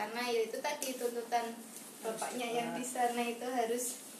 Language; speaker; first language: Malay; non-native, local second language; Javanese